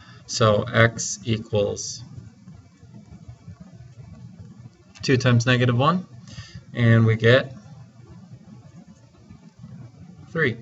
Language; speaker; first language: English; native; English